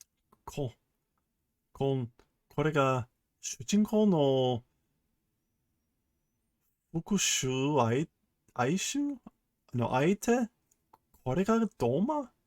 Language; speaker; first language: Japanese; non-native, learner; English